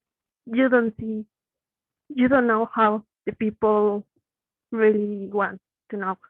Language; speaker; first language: English; non-native, learner; Spanish